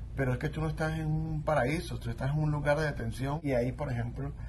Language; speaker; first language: Spanish; native; Spanish